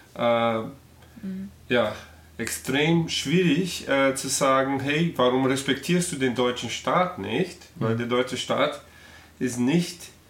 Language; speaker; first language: German; non-native, fluent; Portuguese